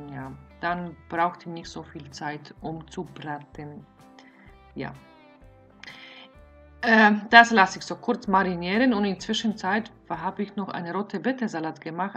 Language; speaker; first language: German; non-native, fluent; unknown